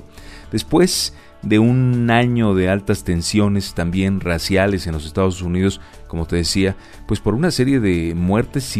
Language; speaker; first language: Spanish; native; Spanish